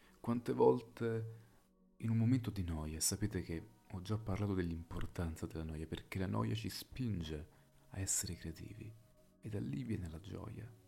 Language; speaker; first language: Italian; native; Italian